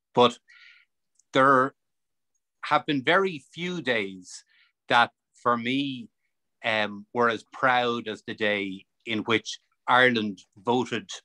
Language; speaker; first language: English; native; English